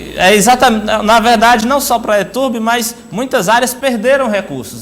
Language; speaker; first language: Portuguese; native; Portuguese